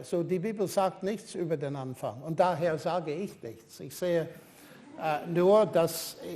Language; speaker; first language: German; non-native, fluent; English